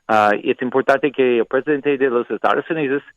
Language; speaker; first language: Spanish; non-native, learner; English